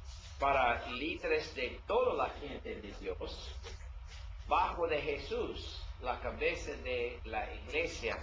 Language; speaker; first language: Spanish; non-native, learner; English